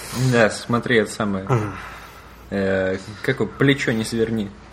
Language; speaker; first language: Russian; native; Russian